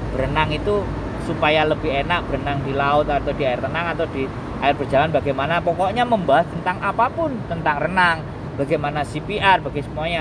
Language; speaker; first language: Indonesian; non-native, local second language; Javanese